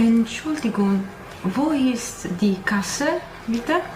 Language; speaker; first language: German; non-native, learner; Italian